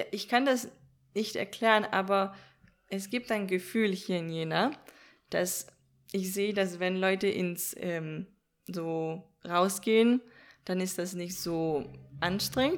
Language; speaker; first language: German; non-native, fluent; Danish